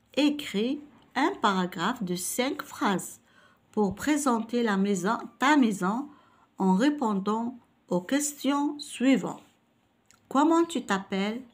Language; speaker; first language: French; non-native, local second language; Arabic